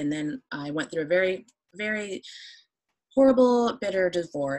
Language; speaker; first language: English; native; English